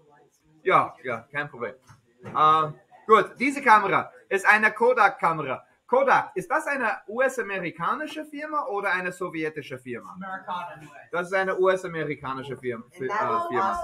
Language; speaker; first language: German; non-native, fluent; English